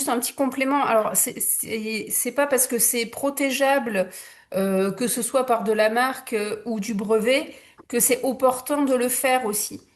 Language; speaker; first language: French; native; French